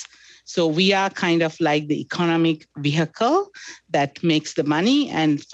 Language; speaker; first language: English; non-native, local second language; Sinhala